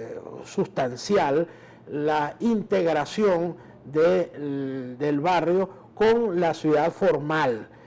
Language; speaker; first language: Spanish; native; Spanish